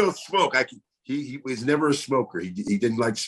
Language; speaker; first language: English; native; English